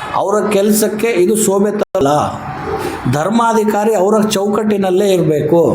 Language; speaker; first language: Kannada; non-native, local second language; Lambadi